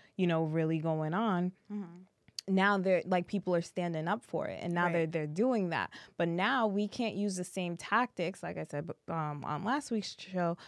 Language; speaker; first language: English; early bilingual, other home language; French